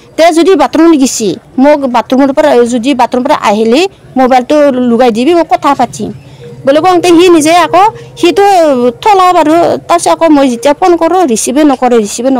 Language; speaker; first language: Assamese; non-native, local second language; Bodo